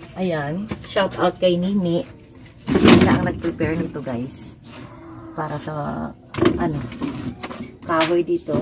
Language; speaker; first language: Filipino; non-native, local second language; Hiligaynon